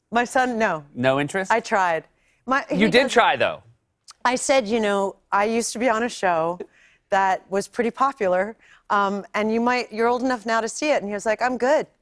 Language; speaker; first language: English; native; English